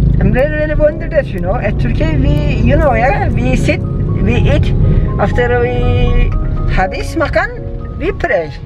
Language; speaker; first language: English; non-native, learner; Turkish